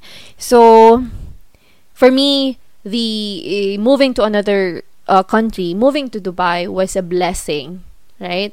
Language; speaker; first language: English; non-native, local second language; Filipino